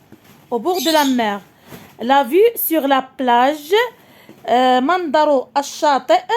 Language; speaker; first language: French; non-native, local second language; Arabic